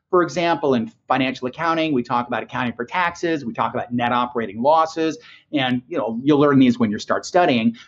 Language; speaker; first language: English; native; English